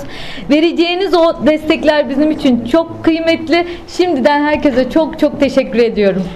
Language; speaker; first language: Turkish; native; Turkish